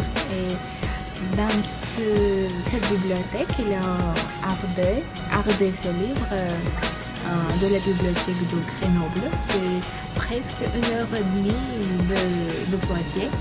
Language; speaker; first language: French; non-native, learner; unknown